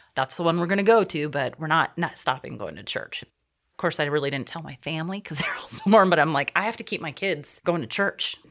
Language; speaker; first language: English; native; English